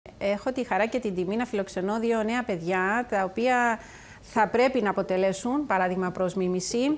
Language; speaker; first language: Greek; native; Greek